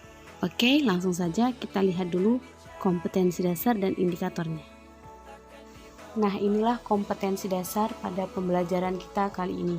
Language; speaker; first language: Indonesian; native; Indonesian